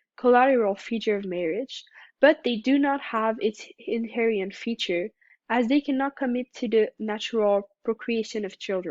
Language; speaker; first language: English; non-native, local second language; French